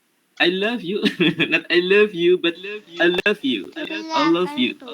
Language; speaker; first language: English; non-native, learner; Indonesian